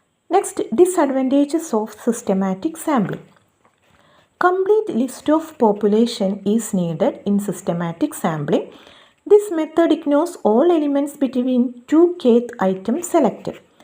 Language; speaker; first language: English; non-native, local second language; Malayalam